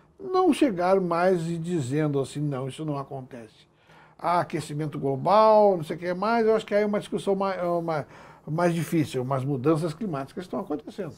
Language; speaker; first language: Portuguese; native; Portuguese